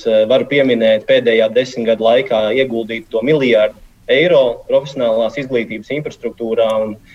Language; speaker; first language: Latvian; native; Latvian